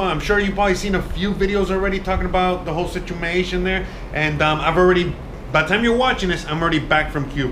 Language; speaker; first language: English; native; English